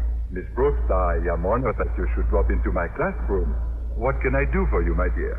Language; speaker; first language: English; native; English